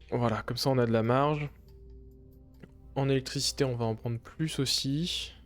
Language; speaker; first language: French; native; French